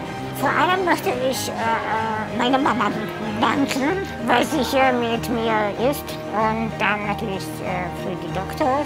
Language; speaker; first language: German; non-native, fluent; Polish